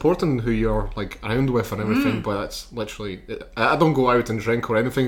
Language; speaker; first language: English; early bilingual, other home language; Slovak